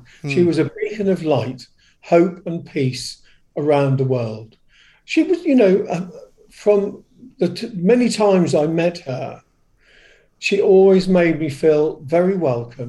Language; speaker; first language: English; native; English